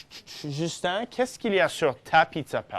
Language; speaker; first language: French; non-native, fluent; English